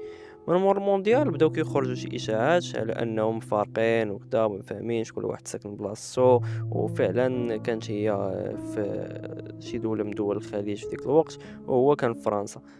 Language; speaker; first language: Arabic; native; Arabic